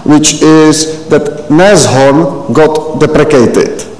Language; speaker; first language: English; non-native, fluent; Czech